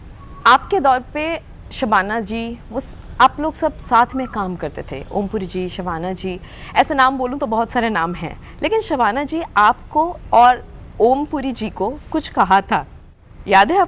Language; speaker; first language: Hindi; non-native, local second language; Odia